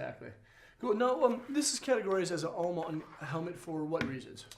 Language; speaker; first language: English; native; English